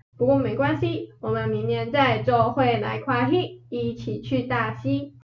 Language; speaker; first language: Chinese; non-native, fluent; Cantonese